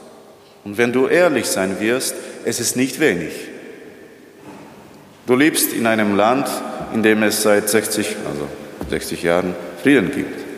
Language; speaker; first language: German; non-native, fluent; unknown